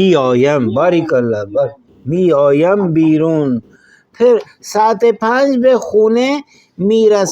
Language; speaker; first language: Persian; non-native, fluent; Urdu